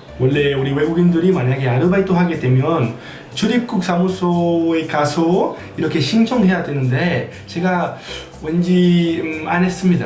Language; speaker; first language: Korean; non-native, fluent; Spanish